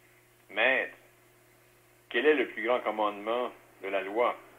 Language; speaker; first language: French; native; French